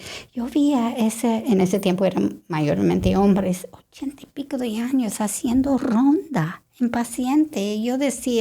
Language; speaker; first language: Spanish; non-native, fluent; English